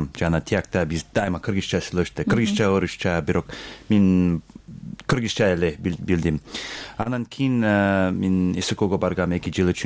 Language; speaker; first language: Kyrgyz; non-native, learner; English